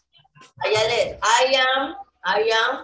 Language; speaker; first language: English; non-native, learner; Spanish